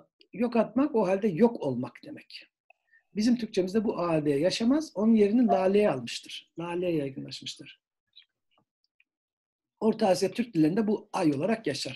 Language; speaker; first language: Turkish; native; Turkish